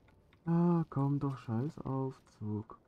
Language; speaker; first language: German; native; German